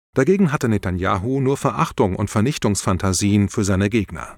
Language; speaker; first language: German; native; German